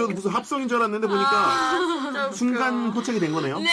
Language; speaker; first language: Korean; native; Korean